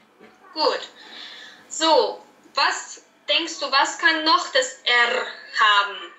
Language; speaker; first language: German; native; German